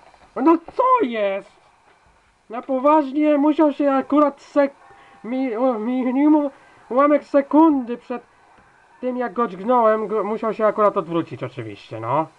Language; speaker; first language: Polish; native; Polish